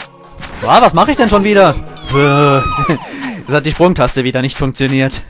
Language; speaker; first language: German; native; German